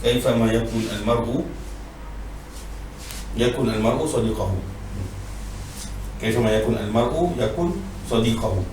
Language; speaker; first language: Arabic; non-native, fluent; Malay